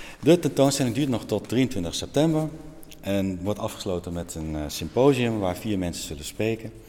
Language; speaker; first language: Dutch; native; Dutch